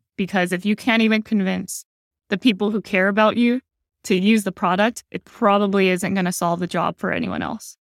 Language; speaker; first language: English; native; English